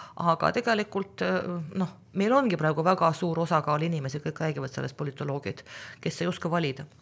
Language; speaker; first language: Estonian; non-native, local second language; Russian